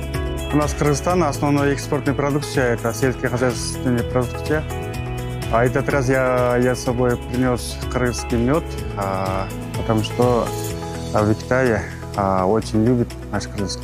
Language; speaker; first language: Russian; non-native, learner; Kyrgyz